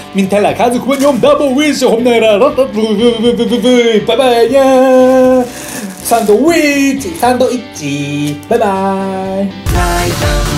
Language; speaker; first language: Vietnamese; non-native, learner; Japanese